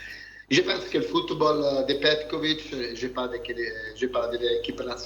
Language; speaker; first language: French; non-native, learner; Italian